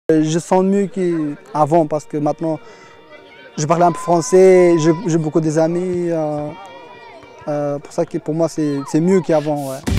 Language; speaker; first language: French; non-native, learner; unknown